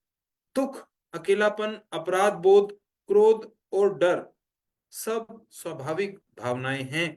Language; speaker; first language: Hindi; native; Hindi